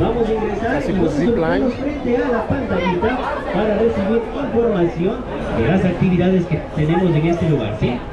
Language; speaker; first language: Spanish; native; Spanish